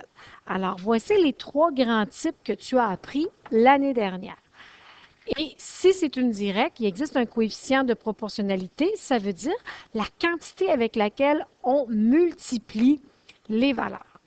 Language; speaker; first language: French; native; French